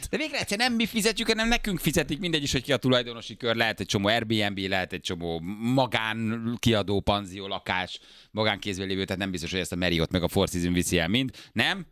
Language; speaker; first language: Hungarian; native; Hungarian